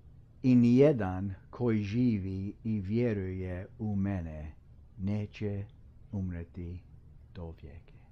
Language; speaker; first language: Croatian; non-native, fluent; English